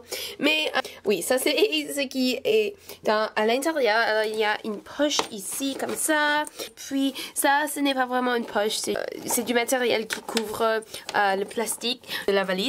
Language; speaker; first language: French; non-native, fluent; English